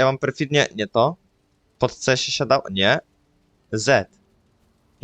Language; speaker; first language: Polish; native; Polish